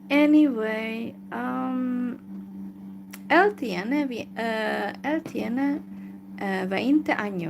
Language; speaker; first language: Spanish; non-native, learner; Hungarian